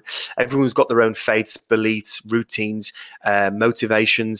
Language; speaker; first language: English; native; English